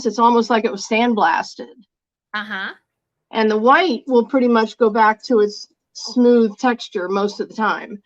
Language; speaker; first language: English; native; English